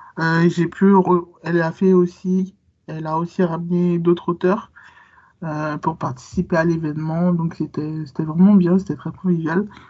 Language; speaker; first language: French; native; French